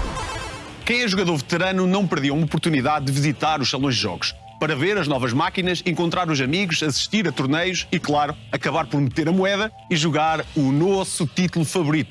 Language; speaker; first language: Portuguese; native; Portuguese